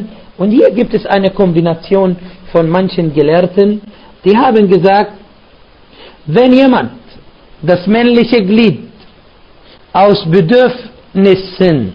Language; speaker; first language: German; non-native, fluent; Arabic